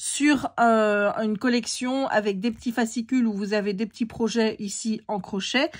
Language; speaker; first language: French; native; French